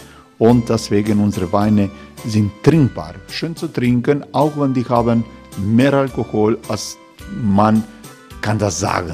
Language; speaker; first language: German; non-native, learner; Croatian